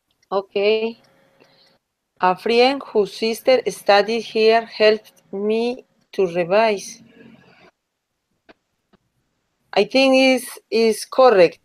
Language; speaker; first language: English; non-native, learner; Spanish